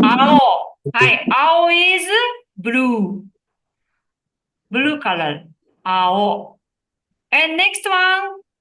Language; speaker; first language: English; non-native, learner; Japanese